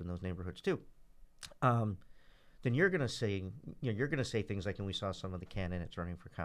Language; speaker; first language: English; native; English